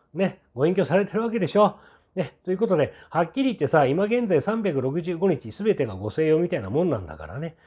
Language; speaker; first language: Japanese; native; Japanese